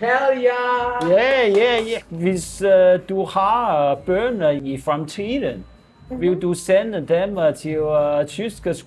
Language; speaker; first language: Danish; non-native, learner; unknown